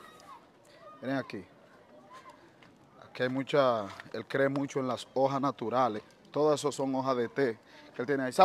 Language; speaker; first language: Spanish; native; Spanish